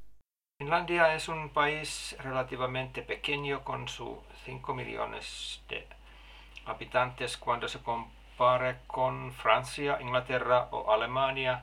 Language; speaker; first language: Spanish; non-native, learner; Finnish